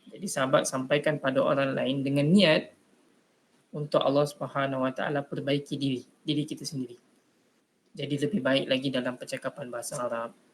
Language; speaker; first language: Malay; native; Malay